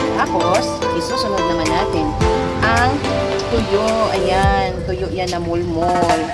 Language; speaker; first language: Filipino; non-native, local second language; Cebuano